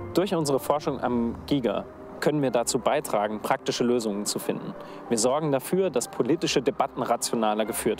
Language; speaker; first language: German; native; German